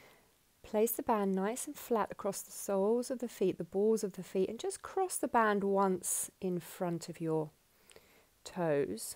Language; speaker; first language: English; native; English